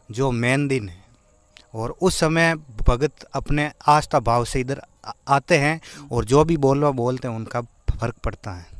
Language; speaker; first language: Hindi; native; Hindi